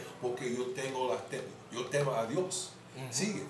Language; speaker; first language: Spanish; non-native, fluent; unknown